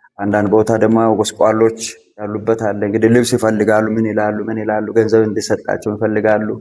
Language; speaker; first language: Amharic; non-native, local second language; Sidamo